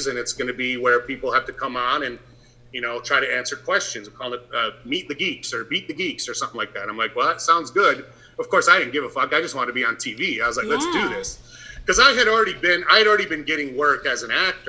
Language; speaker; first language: English; native; English